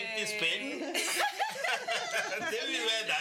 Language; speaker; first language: Danish; early bilingual, other home language; Swahili